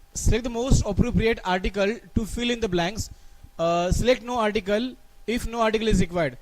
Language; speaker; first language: Hindi; non-native, local second language; Marathi